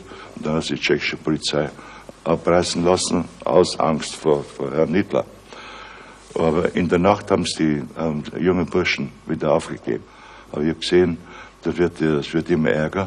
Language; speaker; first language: German; native; German